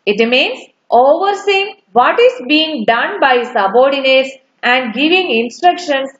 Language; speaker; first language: English; non-native, local second language; Malayalam